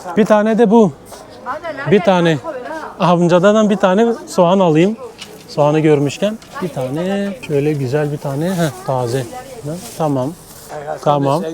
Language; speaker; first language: Turkish; native; Turkish